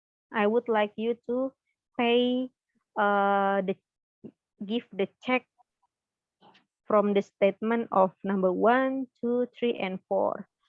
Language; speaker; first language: English; non-native, fluent; Indonesian